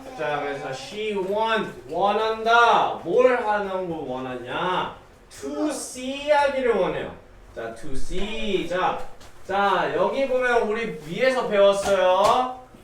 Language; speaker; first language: Korean; native; Korean